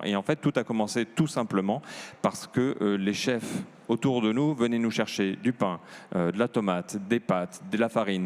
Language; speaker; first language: French; native; French